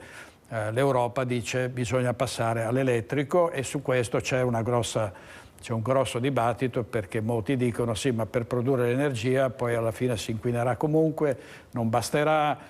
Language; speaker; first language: Italian; native; Italian